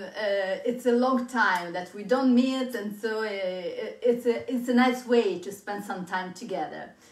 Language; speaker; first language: English; non-native, fluent; Italian